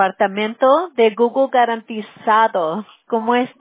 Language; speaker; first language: Spanish; early bilingual, heritage; Spanish